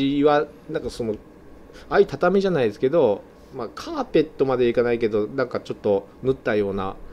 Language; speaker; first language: Japanese; native; Japanese